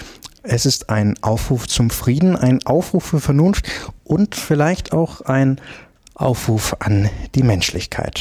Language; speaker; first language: German; native; German